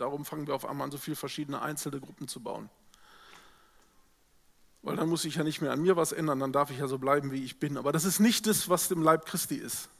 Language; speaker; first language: German; native; German